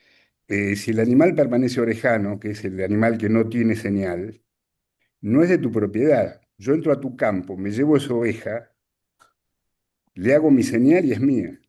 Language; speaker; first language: Spanish; native; Spanish